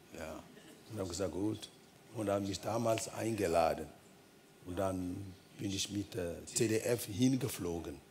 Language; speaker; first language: German; non-native, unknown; Ewe